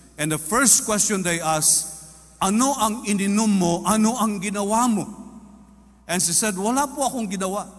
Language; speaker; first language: Filipino; non-native, local second language; Cebuano